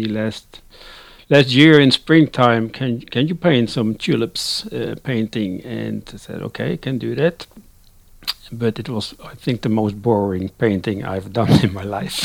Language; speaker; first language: English; non-native, learner; Dutch